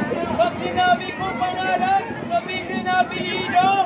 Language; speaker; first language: Filipino; non-native, local second language; Waray